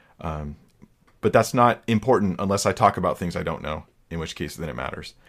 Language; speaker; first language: English; native; English